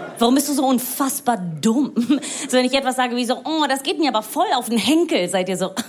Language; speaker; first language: German; non-native, fluent; Italian